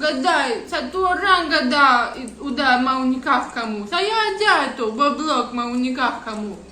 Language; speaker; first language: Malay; non-native, learner; Russian